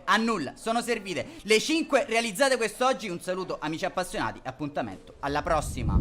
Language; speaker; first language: Italian; native; Italian